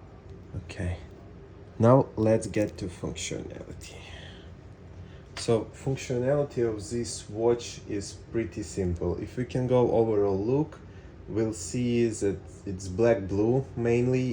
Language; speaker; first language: English; non-native, fluent; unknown